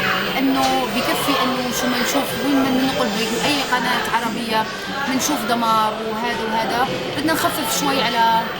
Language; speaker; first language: Arabic; native; Arabic